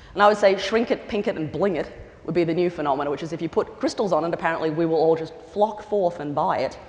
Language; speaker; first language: English; native; English